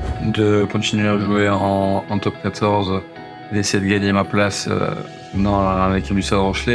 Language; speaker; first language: French; native; French